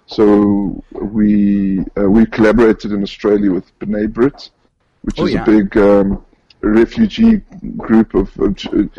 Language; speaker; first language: English; native; English